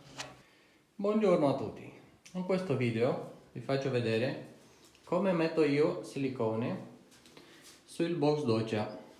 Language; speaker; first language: Italian; non-native, fluent; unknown